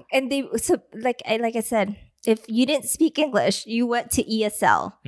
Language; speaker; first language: English; early bilingual, other home language; Vietnamese